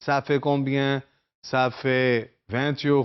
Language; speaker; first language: French; non-native, fluent; Urdu